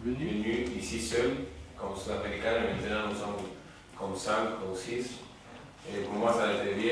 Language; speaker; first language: French; non-native, learner; Spanish